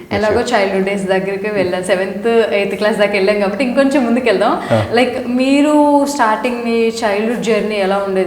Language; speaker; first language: Telugu; native; Telugu